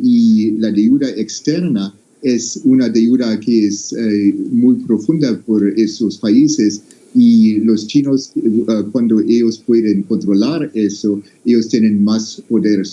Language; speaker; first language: Spanish; non-native, fluent; English